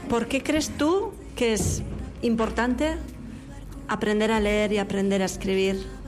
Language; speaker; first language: Spanish; native; Spanish